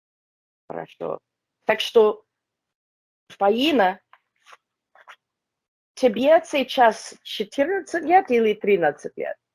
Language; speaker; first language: Russian; non-native, learner; English